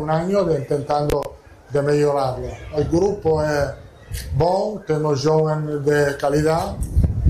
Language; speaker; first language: Portuguese; non-native, fluent; Italian